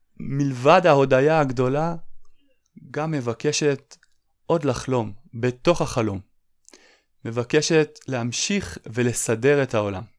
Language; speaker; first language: Hebrew; native; Hebrew